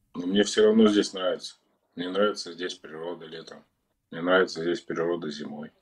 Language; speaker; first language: Russian; native; Russian